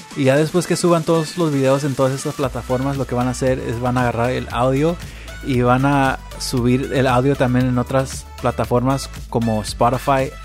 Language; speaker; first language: Spanish; early bilingual, heritage; Spanish